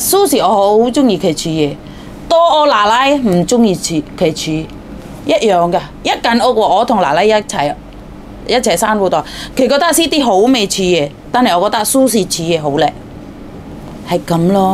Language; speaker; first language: Cantonese; non-native, fluent; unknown